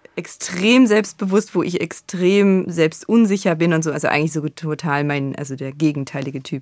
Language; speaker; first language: German; native; German